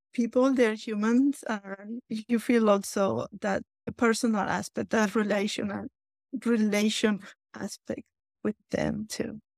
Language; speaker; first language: English; non-native, fluent; Spanish